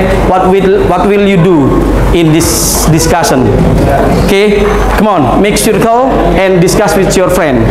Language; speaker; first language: English; non-native, fluent; Indonesian